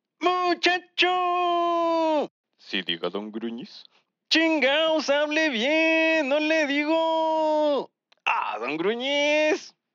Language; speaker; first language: Spanish; native; Spanish